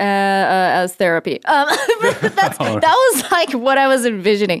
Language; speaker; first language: English; native; English